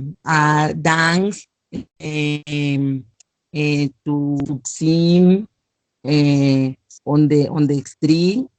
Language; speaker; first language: English; non-native, learner; Spanish